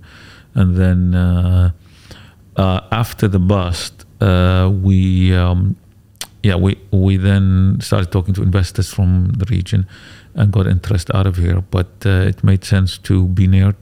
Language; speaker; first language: English; native; English